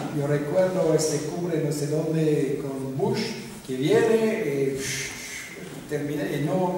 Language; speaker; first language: Spanish; non-native, fluent; French